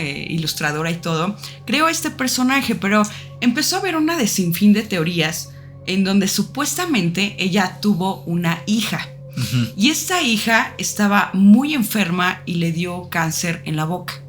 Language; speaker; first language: Spanish; native; Spanish